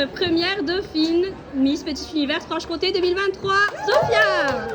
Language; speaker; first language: French; native; French